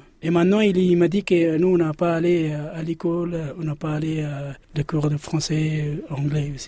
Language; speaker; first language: French; non-native, learner; Persian